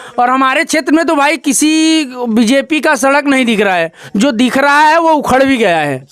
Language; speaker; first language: Hindi; native; Hindi